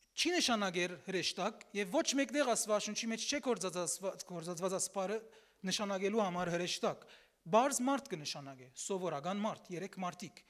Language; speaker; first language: Armenian; early bilingual, heritage; Armenian